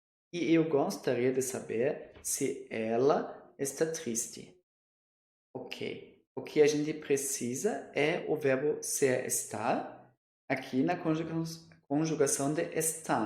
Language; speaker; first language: Portuguese; non-native, fluent; German